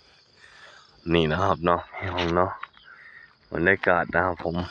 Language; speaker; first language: Thai; non-native, local second language; Northeastern Thai